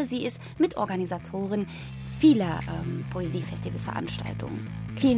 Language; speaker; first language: German; native; German